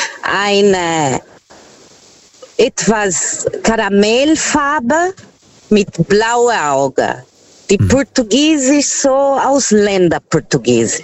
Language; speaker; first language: German; non-native, fluent; Portuguese